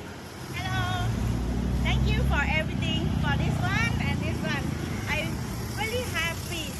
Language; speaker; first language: English; non-native, learner; Thai